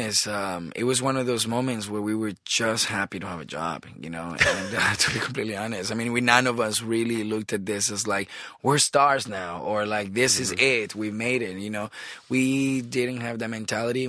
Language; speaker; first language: English; non-native, fluent; Spanish